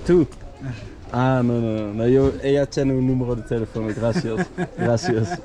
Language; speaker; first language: Spanish; non-native, learner; Dutch